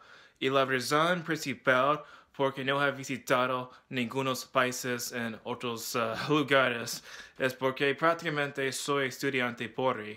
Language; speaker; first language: Spanish; non-native, learner; English